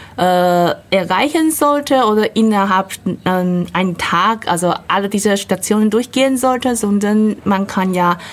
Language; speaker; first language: German; non-native, fluent; Chinese